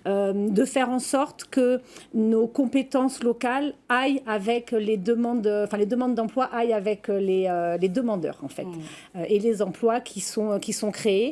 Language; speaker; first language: French; native; French